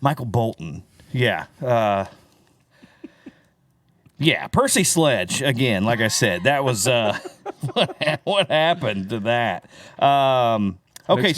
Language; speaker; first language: English; native; English